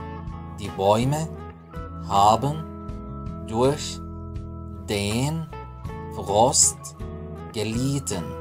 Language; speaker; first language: German; non-native, fluent; Arabic